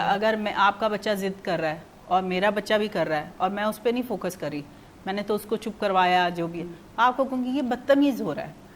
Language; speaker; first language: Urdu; non-native, local second language; Punjabi